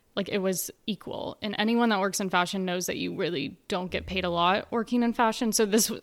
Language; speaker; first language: English; native; English